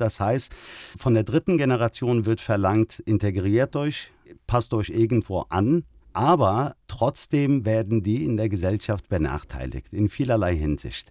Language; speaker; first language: German; early bilingual, other home language; Turkish